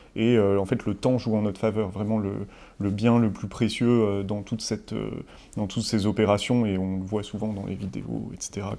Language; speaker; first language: French; native; French